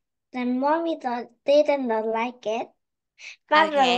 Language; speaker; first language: English; non-native, learner; Korean